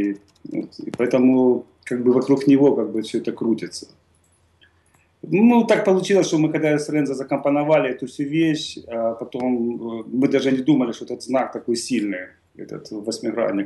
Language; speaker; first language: Russian; native; Russian